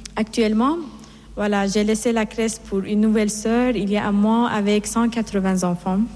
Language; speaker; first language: French; non-native, fluent; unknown